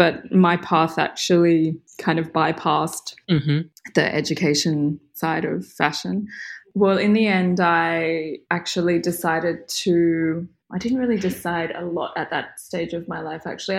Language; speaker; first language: English; native; English